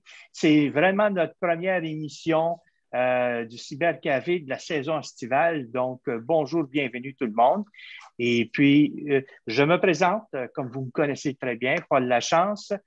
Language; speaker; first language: French; native; French